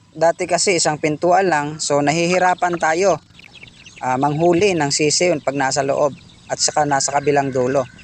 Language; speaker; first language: Filipino; non-native, local second language; Cebuano